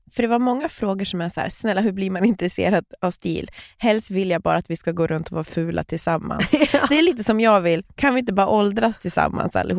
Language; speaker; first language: Swedish; native; Swedish